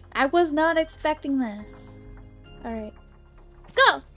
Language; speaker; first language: English; native; English